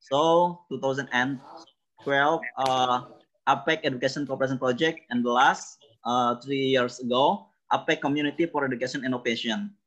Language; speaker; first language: English; non-native, learner; Indonesian